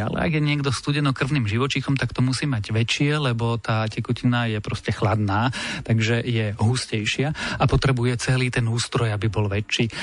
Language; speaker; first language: Slovak; native; Slovak